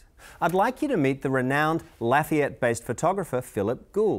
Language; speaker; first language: English; native; English